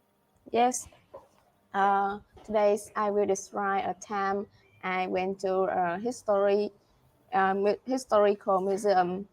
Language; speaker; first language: English; non-native, learner; Vietnamese